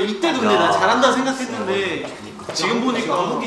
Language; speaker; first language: Korean; native; Korean